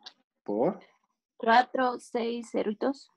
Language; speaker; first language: Spanish; native; Spanish